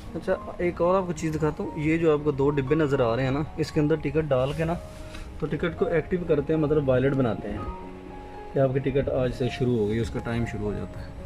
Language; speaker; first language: Urdu; non-native, local second language; Punjabi